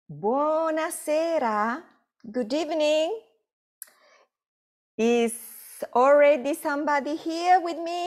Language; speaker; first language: English; non-native, fluent; Italian